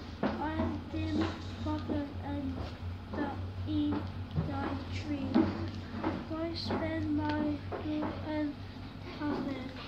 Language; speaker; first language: Welsh; non-native, local second language; English